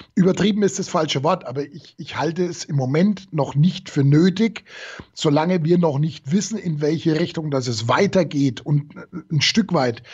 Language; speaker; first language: German; native; German